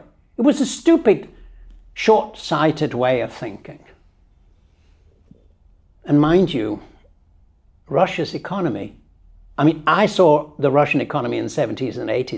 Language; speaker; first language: English; non-native, fluent; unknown